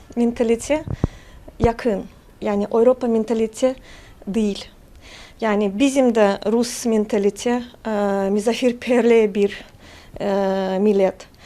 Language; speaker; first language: Turkish; non-native, fluent; Russian